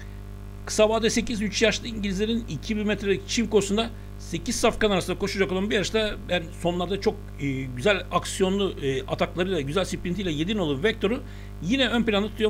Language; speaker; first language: Turkish; native; Turkish